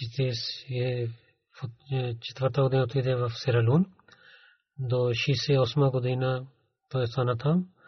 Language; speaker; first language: Bulgarian; non-native, learner; Urdu